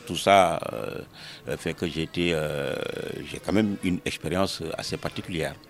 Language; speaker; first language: French; non-native, local second language; Wolof